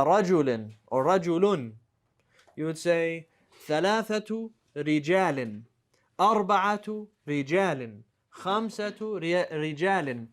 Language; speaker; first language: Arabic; non-native, fluent; English